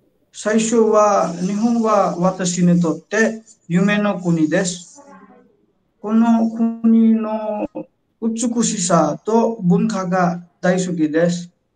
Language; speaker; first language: Japanese; non-native, learner; Nepali